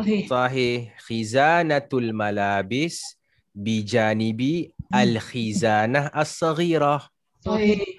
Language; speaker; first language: Arabic; non-native, fluent; Malay